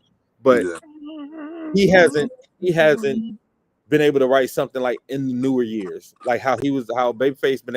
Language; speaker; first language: English; native; English